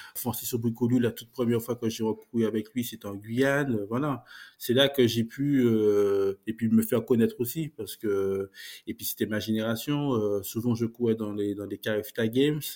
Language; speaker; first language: French; native; French